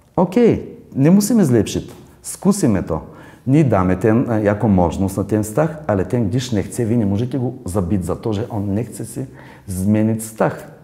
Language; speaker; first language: Czech; non-native, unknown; Bulgarian